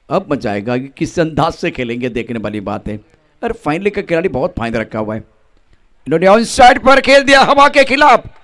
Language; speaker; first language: Hindi; non-native, local second language; Marathi